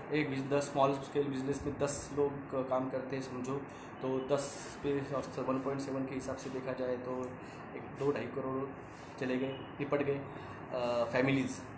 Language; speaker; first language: Hindi; non-native, local second language; Marathi